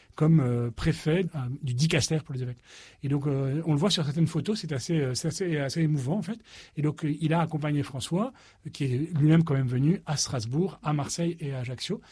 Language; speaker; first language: French; native; French